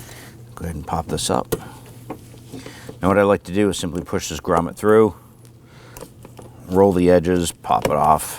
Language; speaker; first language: English; native; English